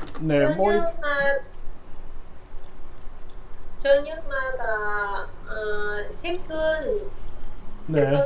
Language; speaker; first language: Korean; non-native, learner; Vietnamese